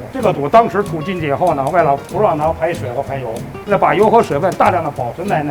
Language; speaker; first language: Chinese; native; Chinese